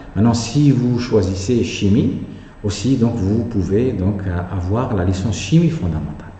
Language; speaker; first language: French; non-native, local second language; Arabic